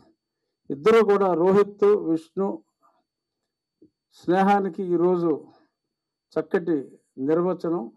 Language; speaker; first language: Telugu; native; Telugu